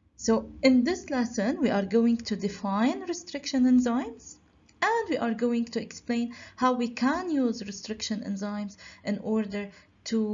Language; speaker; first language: English; non-native, local second language; Arabic